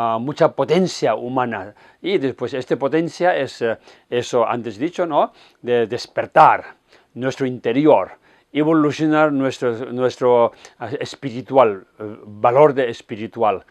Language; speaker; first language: Spanish; non-native, fluent; Tibetan